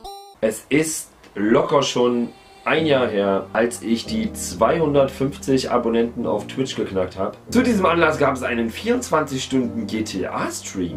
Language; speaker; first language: German; native; German